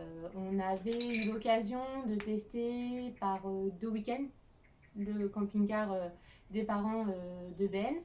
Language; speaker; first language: French; native; French